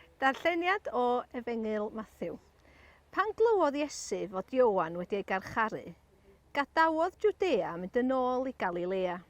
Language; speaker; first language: Welsh; non-native, local second language; English